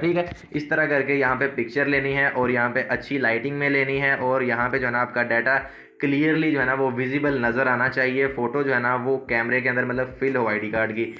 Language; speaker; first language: Urdu; non-native, local second language; Punjabi